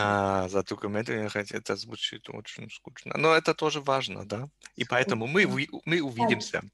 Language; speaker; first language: Russian; non-native, learner; German